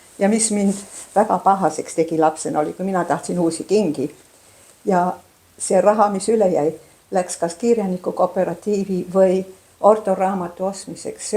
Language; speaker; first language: Estonian; early bilingual, heritage; Estonian